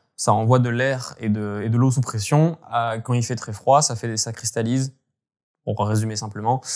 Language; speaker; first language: French; native; French